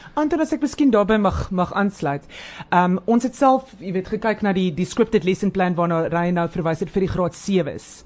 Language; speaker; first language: Afrikaans; native; Afrikaans